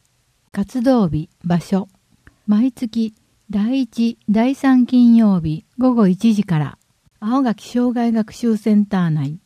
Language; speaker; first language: Japanese; native; Japanese